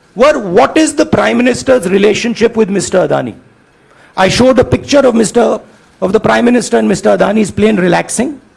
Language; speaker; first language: English; non-native, local second language; Hindi